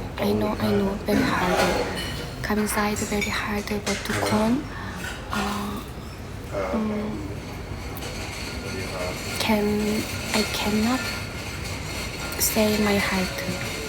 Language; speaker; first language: English; non-native, learner; Korean